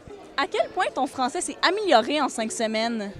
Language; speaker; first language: French; native; French